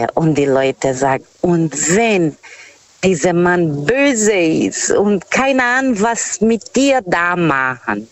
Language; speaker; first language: German; non-native, fluent; Portuguese